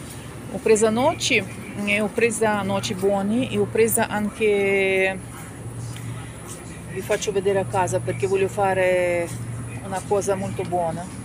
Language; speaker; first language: Italian; non-native, fluent; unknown